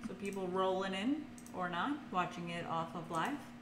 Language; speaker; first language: English; native; English